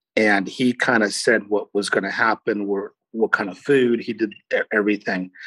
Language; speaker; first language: English; early bilingual, other home language; Portuguese